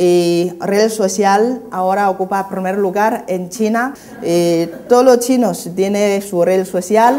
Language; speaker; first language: Spanish; non-native, fluent; Chinese